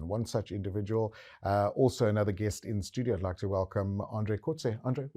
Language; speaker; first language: English; native; English